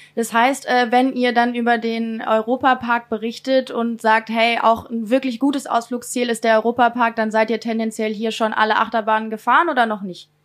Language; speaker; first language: German; native; German